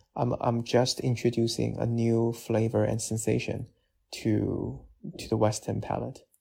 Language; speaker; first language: English; non-native, fluent; Chinese